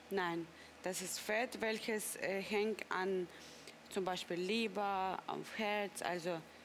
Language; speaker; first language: German; non-native, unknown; Russian